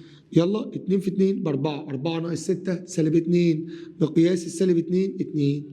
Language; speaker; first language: Arabic; native; Arabic